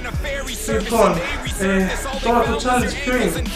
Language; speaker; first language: Greek; native; Greek